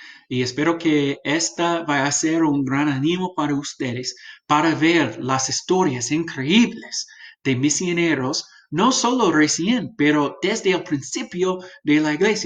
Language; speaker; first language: Spanish; non-native, fluent; English